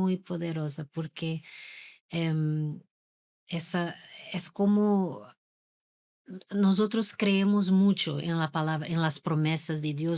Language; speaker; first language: Spanish; non-native, learner; Portuguese